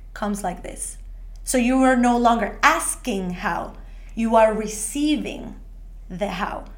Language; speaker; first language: English; non-native, fluent; Spanish